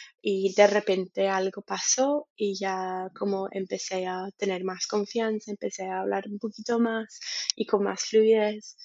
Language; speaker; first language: Spanish; non-native, fluent; English